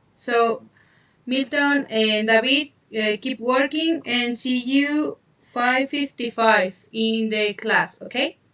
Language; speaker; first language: English; non-native, fluent; Spanish